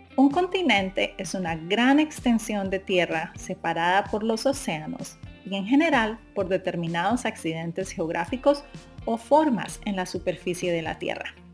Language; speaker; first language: Spanish; native; Spanish